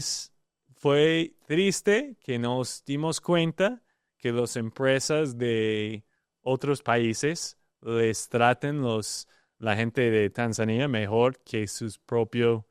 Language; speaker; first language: Spanish; non-native, learner; English